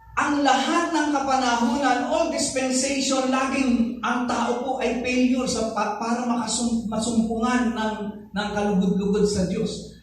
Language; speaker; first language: Filipino; native; Filipino